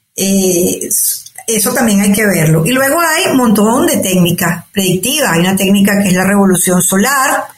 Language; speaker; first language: Spanish; native; Spanish